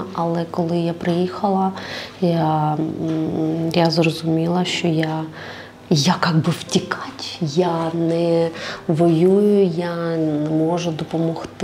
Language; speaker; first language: Ukrainian; non-native, local second language; Russian